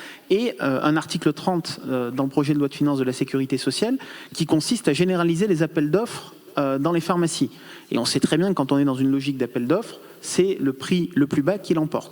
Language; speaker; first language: French; native; French